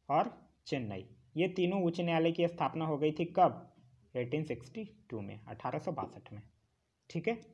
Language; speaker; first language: Hindi; native; Hindi